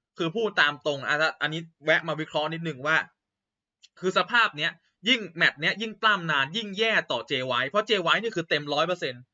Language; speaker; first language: Thai; native; Thai